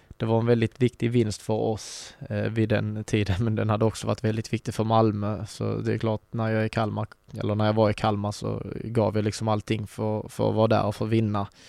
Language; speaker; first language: Swedish; native; Swedish